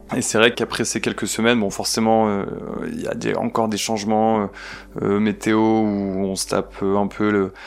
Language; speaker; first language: French; native; French